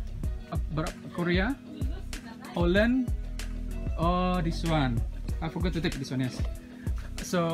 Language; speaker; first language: English; non-native, local second language; Malay